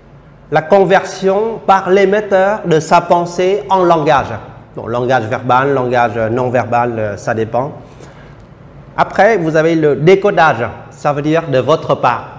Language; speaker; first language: French; non-native, fluent; Vietnamese